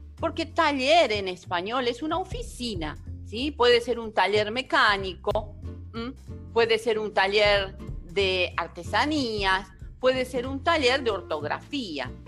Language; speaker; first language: Spanish; non-native, fluent; Portuguese